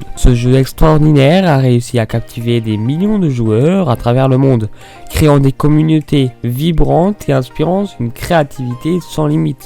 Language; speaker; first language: French; native; French